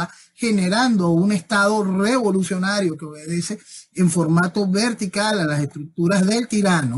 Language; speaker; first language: Spanish; native; Spanish